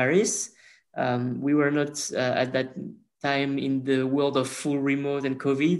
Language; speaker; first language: English; non-native, fluent; French